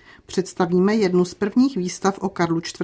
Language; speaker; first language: Czech; native; Czech